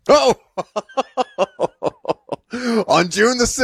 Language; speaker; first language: English; native; English